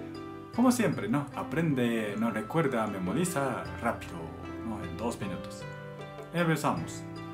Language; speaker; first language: Spanish; non-native, fluent; Japanese